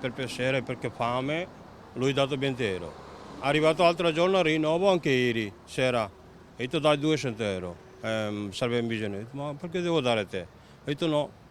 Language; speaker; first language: Italian; non-native, learner; Bangla